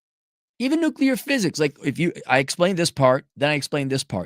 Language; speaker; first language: English; native; English